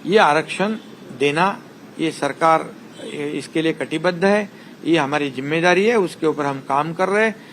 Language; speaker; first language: Hindi; non-native, local second language; Marathi